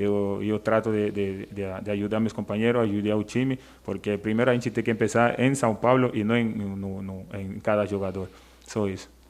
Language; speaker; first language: Portuguese; non-native, fluent; Spanish